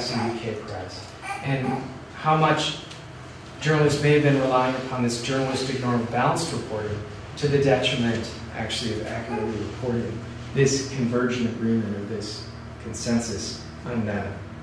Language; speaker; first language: English; native; English